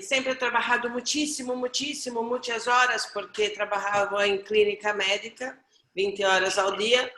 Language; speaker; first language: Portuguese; non-native, learner; Spanish